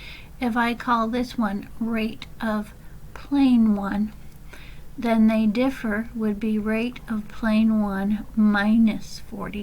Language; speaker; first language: English; native; English